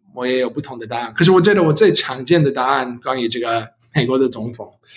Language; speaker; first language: Chinese; non-native, learner; English